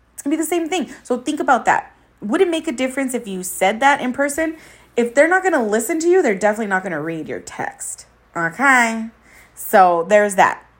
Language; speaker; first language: English; early bilingual, other home language; Spanish